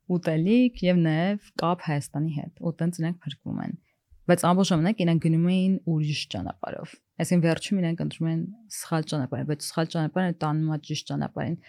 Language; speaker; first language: Armenian; early bilingual, heritage; Armenian